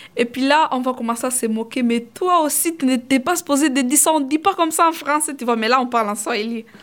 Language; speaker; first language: French; non-native, fluent; Swahili